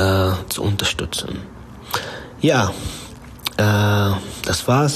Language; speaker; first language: German; non-native, learner; Arabic